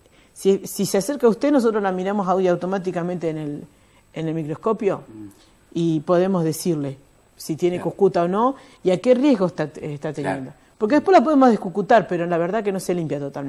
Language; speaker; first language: Spanish; native; Spanish